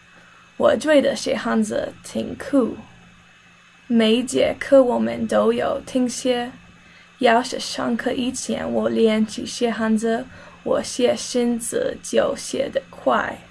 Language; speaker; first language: Chinese; non-native, learner; English